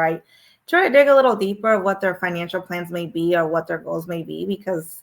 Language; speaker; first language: English; native; English